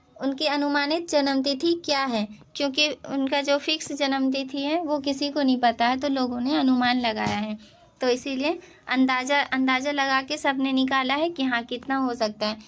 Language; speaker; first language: Hindi; native; Hindi